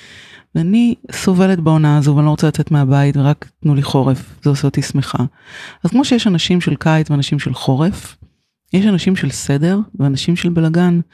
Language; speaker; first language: Hebrew; native; Hebrew